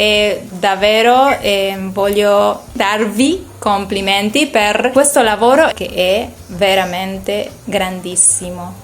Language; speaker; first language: Italian; non-native, learner; Spanish